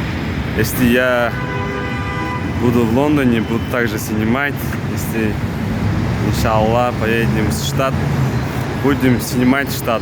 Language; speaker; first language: Russian; non-native, local second language; Kyrgyz